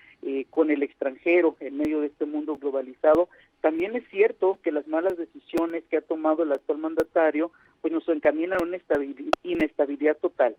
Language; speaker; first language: Spanish; native; Spanish